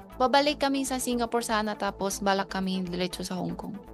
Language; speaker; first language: Filipino; non-native, learner; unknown